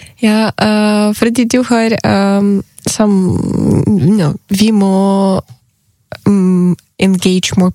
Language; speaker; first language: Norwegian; non-native, learner; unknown